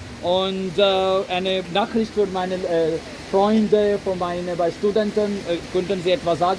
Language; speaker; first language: German; non-native, learner; Urdu